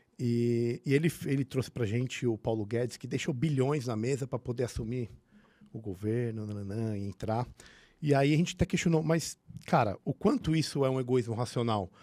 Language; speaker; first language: Portuguese; native; Portuguese